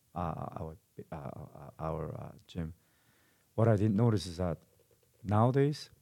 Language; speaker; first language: English; non-native, fluent; Korean